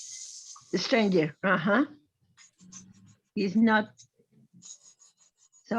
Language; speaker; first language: English; non-native, learner; Spanish